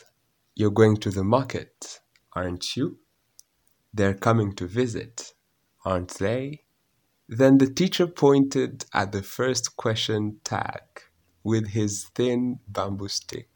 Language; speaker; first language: English; non-native, local second language; Kinyarwanda